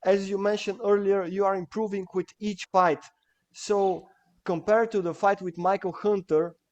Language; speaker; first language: English; non-native, fluent; Bulgarian